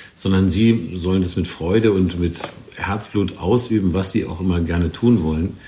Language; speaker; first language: German; native; German